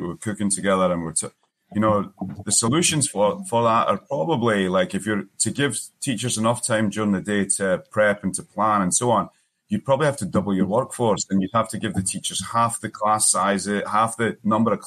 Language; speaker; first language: English; native; English